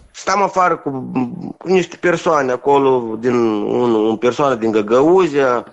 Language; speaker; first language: Romanian; native; Romanian